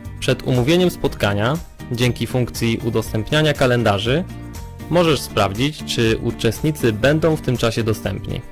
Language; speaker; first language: Polish; native; Polish